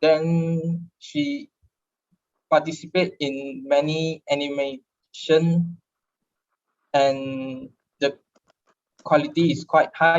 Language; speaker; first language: English; non-native, learner; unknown